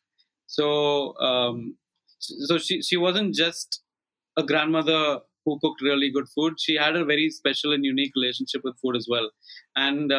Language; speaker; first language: English; non-native, local second language; Malayalam